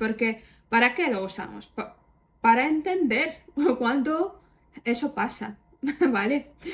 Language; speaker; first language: Spanish; non-native, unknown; Russian